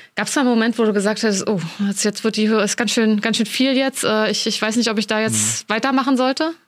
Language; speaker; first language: German; native; German